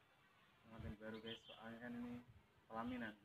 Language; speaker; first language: Indonesian; native; Indonesian